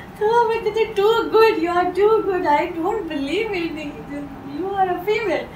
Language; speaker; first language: Urdu; native; Urdu